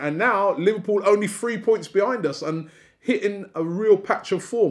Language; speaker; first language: English; native; English